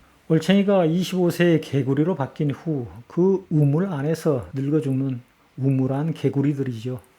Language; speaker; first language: Korean; native; Korean